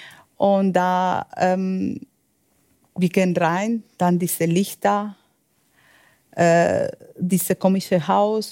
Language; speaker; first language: German; non-native, learner; Spanish